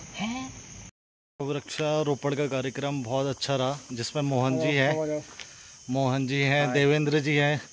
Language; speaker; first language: Hindi; native; Hindi